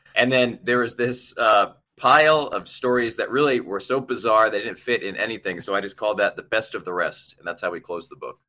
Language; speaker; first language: English; native; English